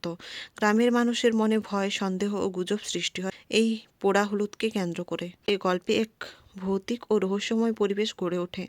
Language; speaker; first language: Bangla; native; Bangla